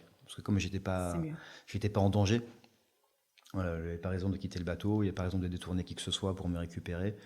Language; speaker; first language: French; native; French